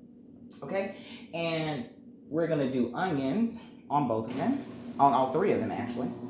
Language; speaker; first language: English; native; English